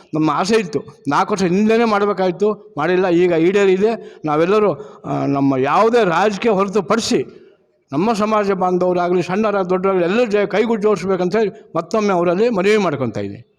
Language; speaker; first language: Kannada; non-native, local second language; Lambadi